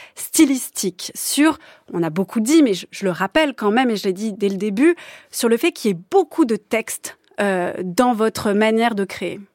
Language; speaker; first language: French; native; French